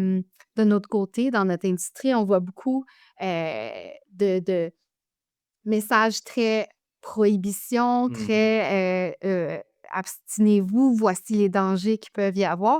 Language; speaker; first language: French; native; French